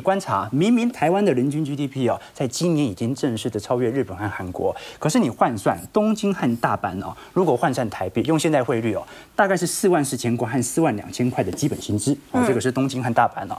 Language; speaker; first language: Chinese; native; Chinese